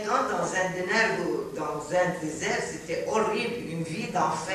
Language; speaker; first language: French; non-native, fluent; Arabic